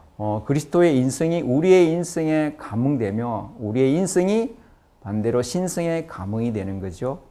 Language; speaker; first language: Korean; native; Korean